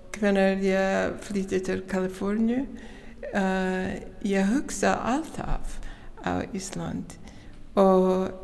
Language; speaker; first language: Icelandic; non-native, learner; English